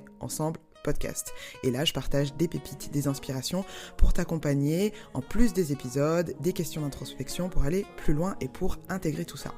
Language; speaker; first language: French; native; French